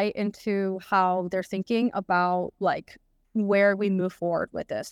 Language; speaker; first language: English; native; English